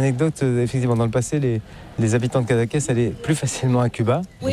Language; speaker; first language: French; native; French